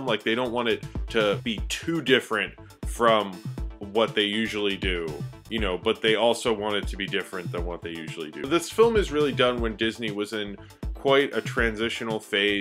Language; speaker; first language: English; native; English